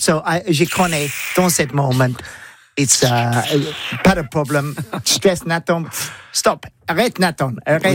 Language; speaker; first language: French; non-native, learner; English